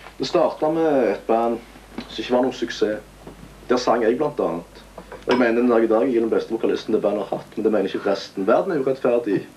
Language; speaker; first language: Norwegian; native; Norwegian